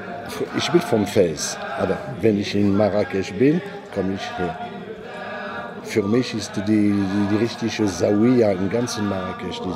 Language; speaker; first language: German; non-native, fluent; Arabic